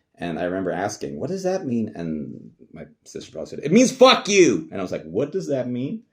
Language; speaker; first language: English; non-native, fluent; Swedish